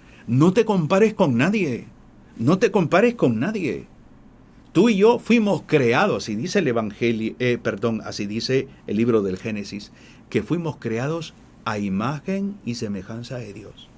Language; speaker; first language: Spanish; native; Spanish